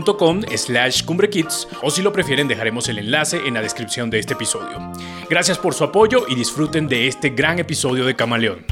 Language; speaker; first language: Spanish; native; Spanish